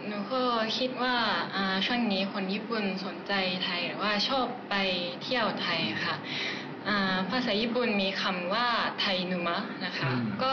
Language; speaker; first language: Thai; non-native, learner; Japanese